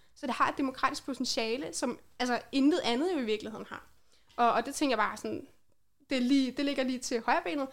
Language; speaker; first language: Danish; native; Danish